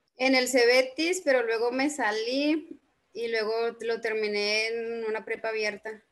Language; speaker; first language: Spanish; native; Spanish